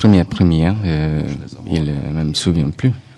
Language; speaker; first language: French; non-native, fluent; Hungarian